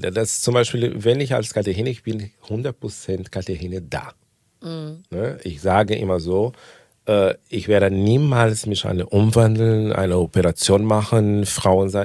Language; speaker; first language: German; non-native, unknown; Portuguese